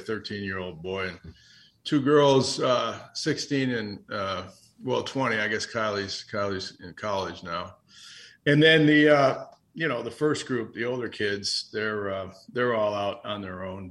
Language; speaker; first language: English; native; English